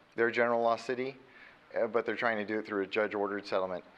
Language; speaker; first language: English; native; English